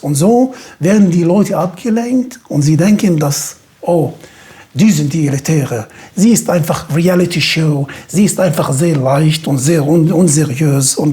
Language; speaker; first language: German; non-native, fluent; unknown